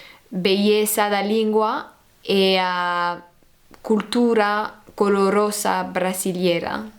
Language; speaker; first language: Portuguese; non-native, learner; French